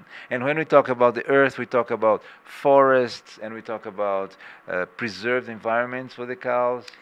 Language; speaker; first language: English; non-native, fluent; Portuguese